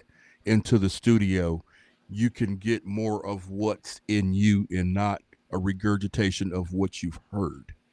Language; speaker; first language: English; native; English